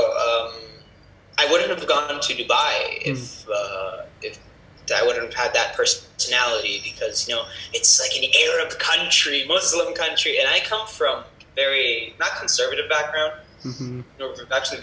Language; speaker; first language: English; non-native, fluent; Spanish